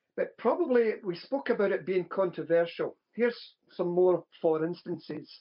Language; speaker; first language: English; native; English